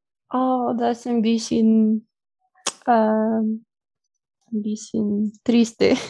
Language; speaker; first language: German; non-native, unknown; Spanish